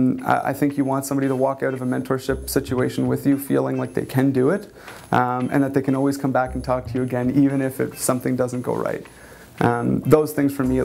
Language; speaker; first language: English; native; English